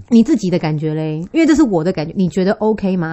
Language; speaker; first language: Chinese; native; Chinese